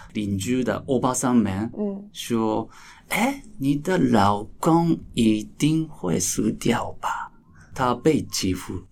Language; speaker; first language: Chinese; non-native, fluent; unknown